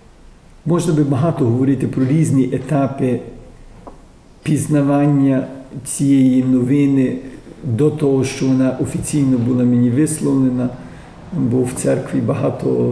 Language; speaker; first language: Ukrainian; early bilingual, heritage; Ukrainian